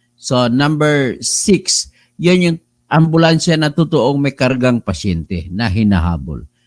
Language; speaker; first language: Filipino; non-native, local second language; Cebuano